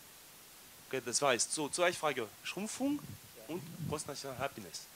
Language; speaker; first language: German; non-native, learner; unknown